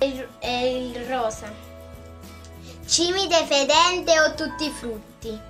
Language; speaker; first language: Italian; early bilingual, other home language; Portuguese